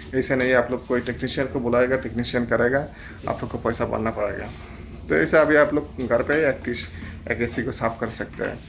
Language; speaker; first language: Hindi; non-native, local second language; Bangla